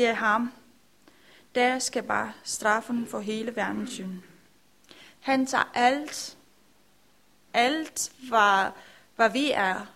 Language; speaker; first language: Danish; non-native, learner; Romanian